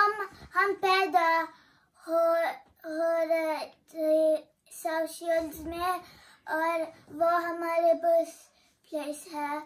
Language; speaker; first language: Hindi; early bilingual, heritage; Hindi